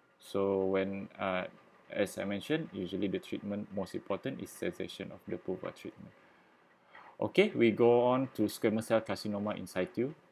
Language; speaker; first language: English; non-native, local second language; Malay